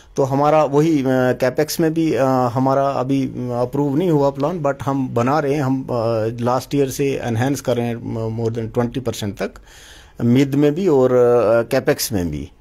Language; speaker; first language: Hindi; non-native, local second language; Kashmiri